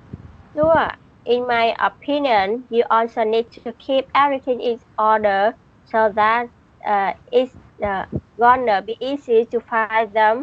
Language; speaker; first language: English; non-native, learner; Vietnamese